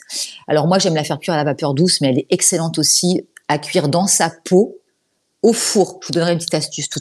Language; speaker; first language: French; native; French